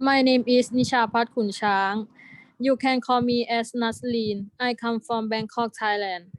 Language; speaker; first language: English; non-native, learner; Thai